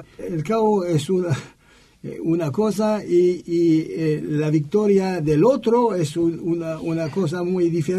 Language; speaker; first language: Spanish; non-native, learner; French